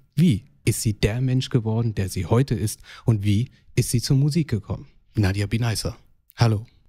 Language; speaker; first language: German; early bilingual, other home language; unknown